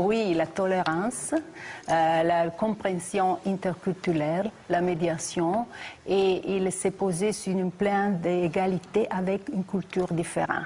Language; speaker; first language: French; non-native, fluent; Italian